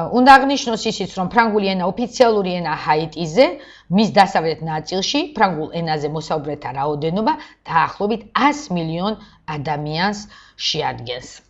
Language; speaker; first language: Georgian; native; Georgian